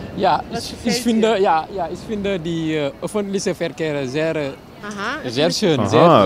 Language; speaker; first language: German; non-native, fluent; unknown